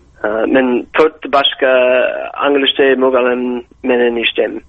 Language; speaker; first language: Kyrgyz; non-native, learner; English